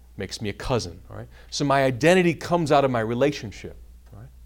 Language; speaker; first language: English; native; English